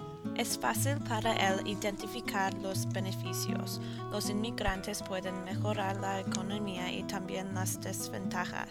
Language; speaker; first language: Spanish; non-native, learner; English